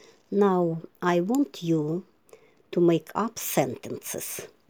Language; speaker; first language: English; non-native, fluent; Ukrainian